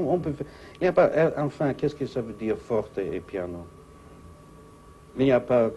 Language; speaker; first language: French; non-native, fluent; English